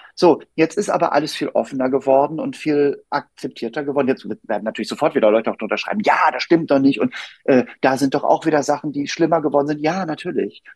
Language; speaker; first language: German; native; German